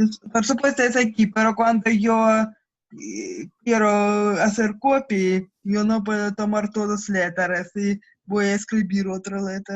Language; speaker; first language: Spanish; non-native, learner; Russian